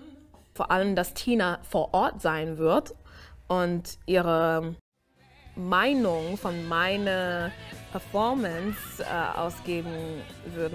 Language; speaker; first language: German; non-native, fluent; English